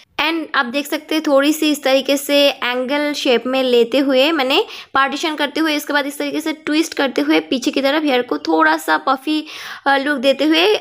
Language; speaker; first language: Hindi; non-native, local second language; Bangla